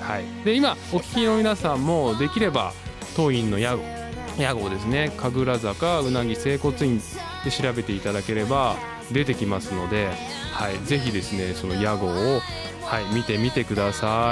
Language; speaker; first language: Japanese; native; Japanese